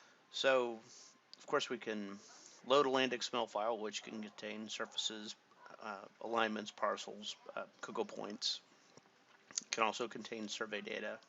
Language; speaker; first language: English; native; English